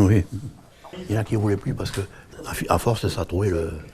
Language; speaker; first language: French; native; French